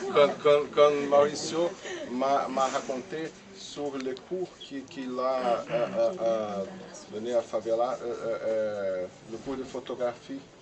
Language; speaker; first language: French; non-native, learner; Portuguese